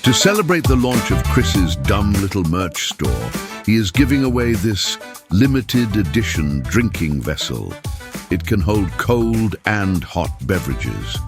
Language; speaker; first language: English; native; English